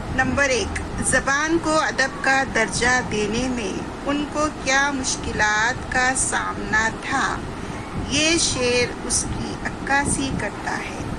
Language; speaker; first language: Urdu; native; Urdu